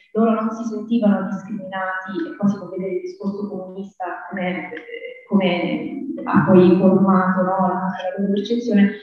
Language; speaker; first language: Italian; native; Italian